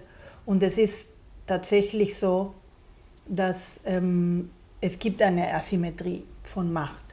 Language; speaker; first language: German; non-native, fluent; Spanish